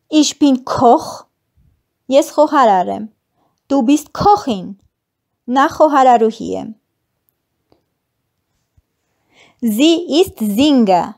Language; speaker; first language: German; non-native, fluent; Armenian